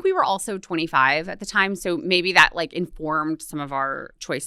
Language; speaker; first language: English; native; English